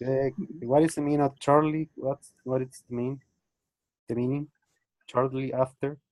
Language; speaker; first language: English; non-native, learner; Spanish